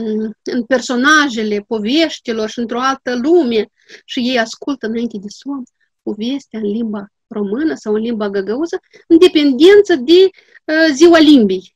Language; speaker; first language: Romanian; non-native, local second language; Gagauz